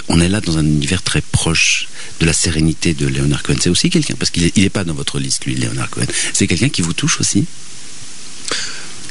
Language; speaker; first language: French; native; French